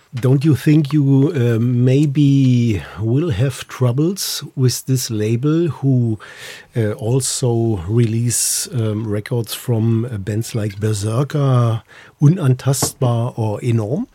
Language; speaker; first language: English; non-native, learner; German